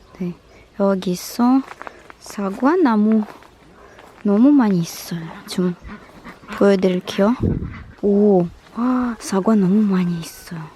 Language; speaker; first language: Korean; non-native, fluent; Russian